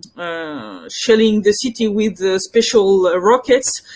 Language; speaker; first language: English; non-native, fluent; French